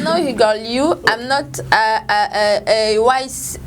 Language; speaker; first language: English; non-native, learner; Lingala